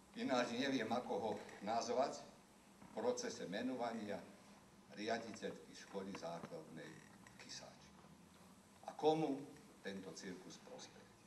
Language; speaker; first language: Slovak; early bilingual, heritage; Slovak